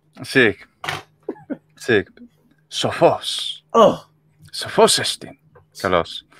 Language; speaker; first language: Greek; non-native, fluent; Italian